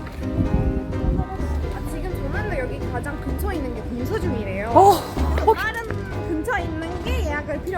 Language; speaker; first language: Korean; non-native, learner; Turkish